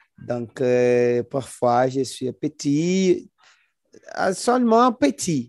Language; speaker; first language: French; non-native, learner; Portuguese